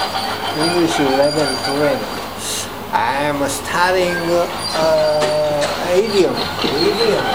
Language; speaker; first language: English; non-native, learner; Japanese